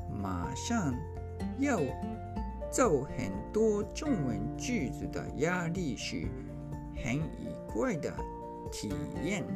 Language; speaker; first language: Chinese; non-native, learner; Japanese